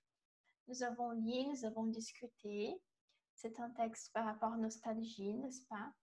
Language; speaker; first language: French; non-native, fluent; Portuguese